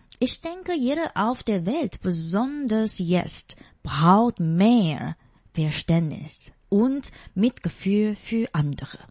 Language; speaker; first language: German; non-native, fluent; Chinese